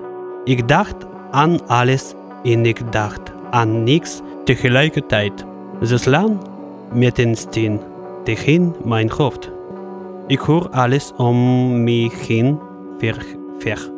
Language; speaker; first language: Dutch; non-native, learner; Russian